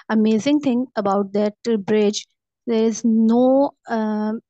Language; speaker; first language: English; non-native, local second language; Urdu